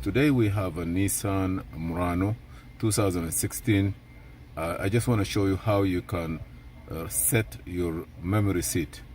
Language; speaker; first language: English; non-native, fluent; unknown